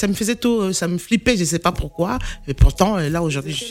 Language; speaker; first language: French; non-native, local second language; Lingala